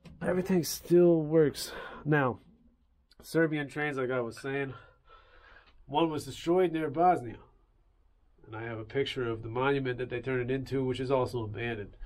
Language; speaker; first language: English; native; English